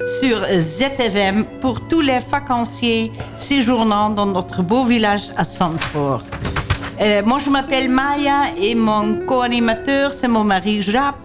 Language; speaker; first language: French; non-native, learner; Dutch